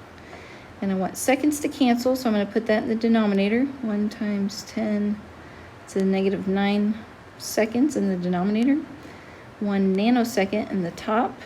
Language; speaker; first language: English; native; English